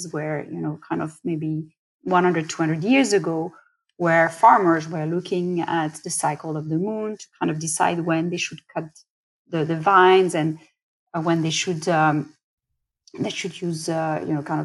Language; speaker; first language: English; non-native, fluent; French